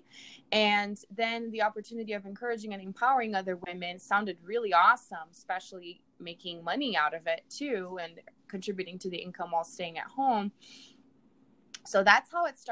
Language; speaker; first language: English; non-native, fluent; Portuguese